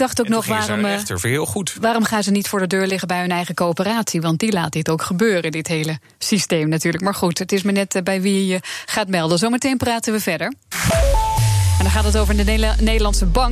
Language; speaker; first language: Dutch; native; Dutch